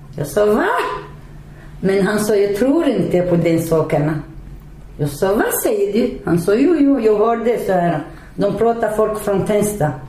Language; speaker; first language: Swedish; non-native, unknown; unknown